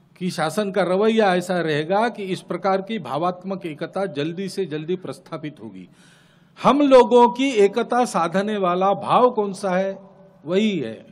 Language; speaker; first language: Hindi; non-native, local second language; Marathi